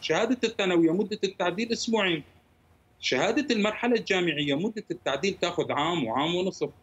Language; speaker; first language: Arabic; native; Arabic